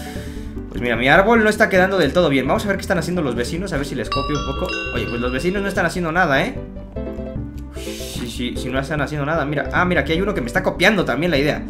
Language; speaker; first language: Spanish; native; Spanish